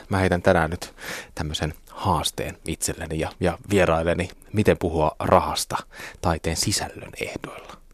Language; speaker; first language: Finnish; native; Finnish